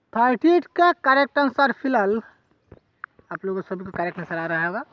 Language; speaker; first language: Hindi; non-native, local second language; Bangla